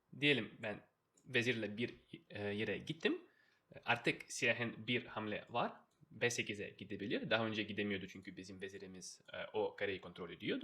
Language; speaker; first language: Turkish; non-native, fluent; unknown